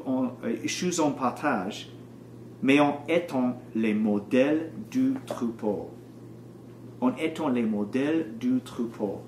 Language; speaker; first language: French; non-native, learner; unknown